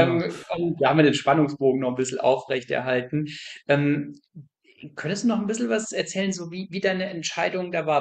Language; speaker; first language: German; native; German